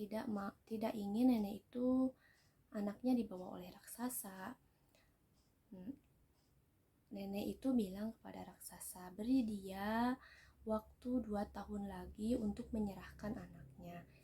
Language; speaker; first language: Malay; non-native, local second language; Sundanese